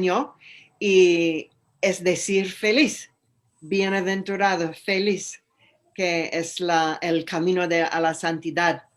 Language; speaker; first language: Spanish; non-native, fluent; English